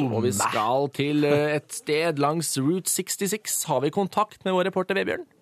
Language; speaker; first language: Norwegian; native; Norwegian